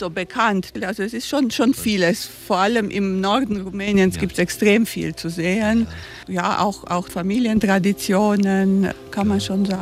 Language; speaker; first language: German; non-native, fluent; Romanian